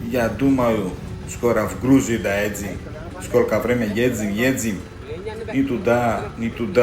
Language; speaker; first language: Russian; non-native, learner; Georgian